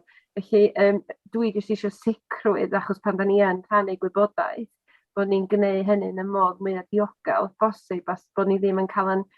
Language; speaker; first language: Welsh; native; Welsh